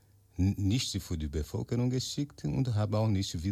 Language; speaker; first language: German; non-native, learner; Portuguese